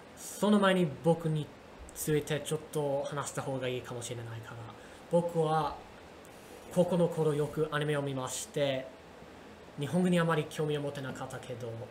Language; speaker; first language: Japanese; non-native, learner; English